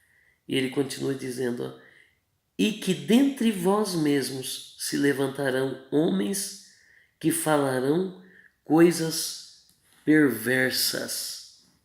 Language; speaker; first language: Portuguese; native; Portuguese